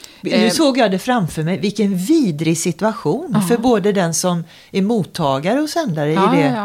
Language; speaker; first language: Swedish; native; Swedish